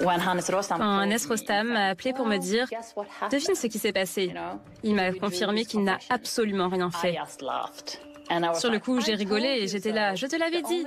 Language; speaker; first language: French; native; French